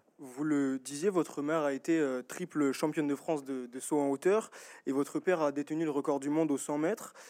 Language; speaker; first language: French; native; French